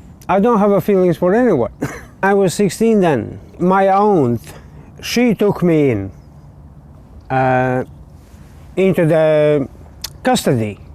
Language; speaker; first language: English; non-native, learner; Latvian